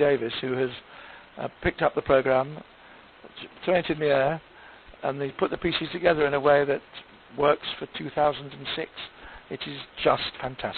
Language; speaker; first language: English; native; English